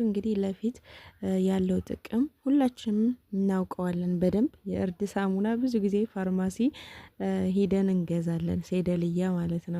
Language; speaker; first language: Amharic; native; Amharic